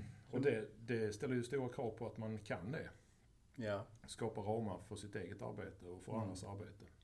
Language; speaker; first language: Swedish; native; Swedish